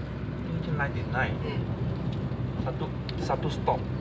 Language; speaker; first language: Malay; non-native, local second language; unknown